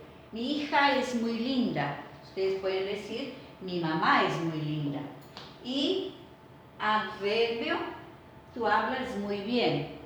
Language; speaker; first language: Spanish; non-native, fluent; Portuguese